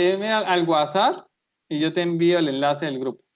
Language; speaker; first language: Spanish; native; Spanish